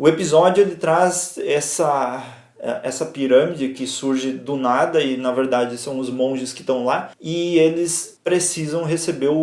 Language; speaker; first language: Portuguese; native; Portuguese